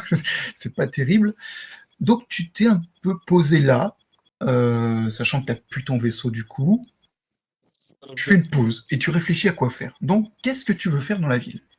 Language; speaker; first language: French; native; French